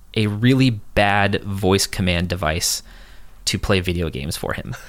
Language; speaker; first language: English; native; English